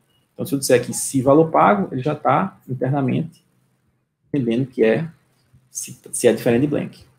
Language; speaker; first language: Portuguese; native; Portuguese